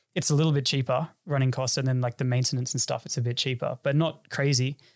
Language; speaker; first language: English; native; English